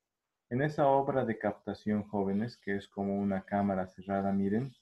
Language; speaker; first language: Spanish; native; Spanish